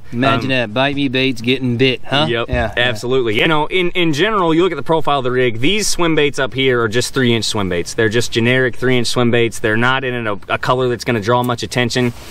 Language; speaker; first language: English; native; English